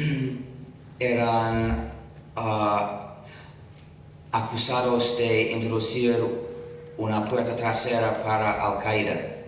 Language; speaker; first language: Spanish; non-native, fluent; English